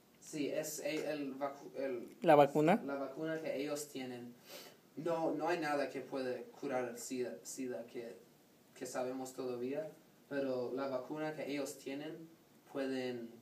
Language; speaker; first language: Spanish; non-native, learner; English